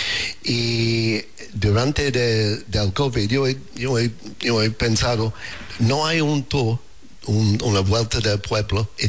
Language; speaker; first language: Spanish; non-native, learner; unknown